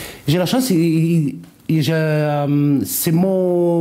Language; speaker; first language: French; non-native, learner; Italian